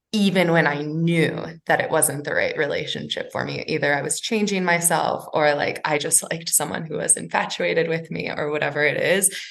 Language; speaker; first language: English; native; English